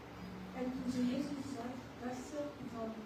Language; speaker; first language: Dutch; early bilingual, other home language; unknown